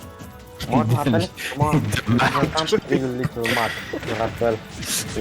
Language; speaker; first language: French; non-native, learner; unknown